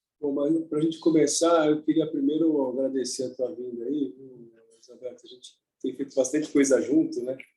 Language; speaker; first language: Portuguese; native; Portuguese